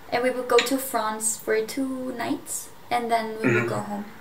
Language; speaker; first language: English; non-native, fluent; German